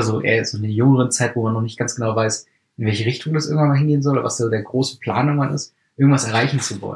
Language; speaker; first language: German; native; German